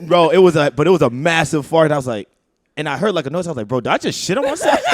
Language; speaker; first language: English; native; English